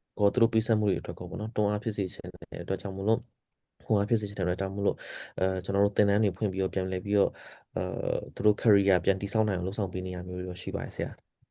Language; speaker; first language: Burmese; non-native, local second language; S'gaw Karen